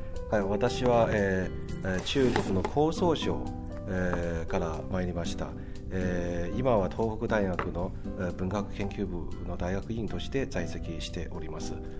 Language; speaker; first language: Japanese; non-native, fluent; Chinese